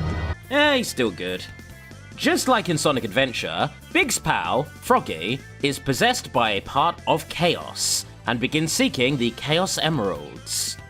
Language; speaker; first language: English; native; English